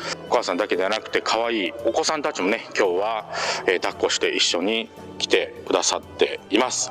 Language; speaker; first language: Japanese; native; Japanese